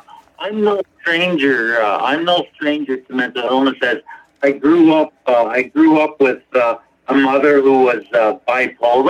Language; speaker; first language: English; native; English